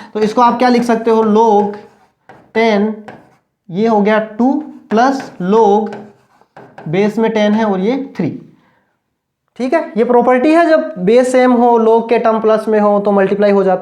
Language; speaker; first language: Hindi; native; Hindi